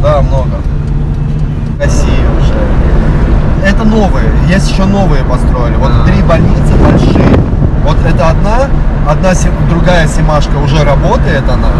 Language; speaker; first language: Russian; native; Russian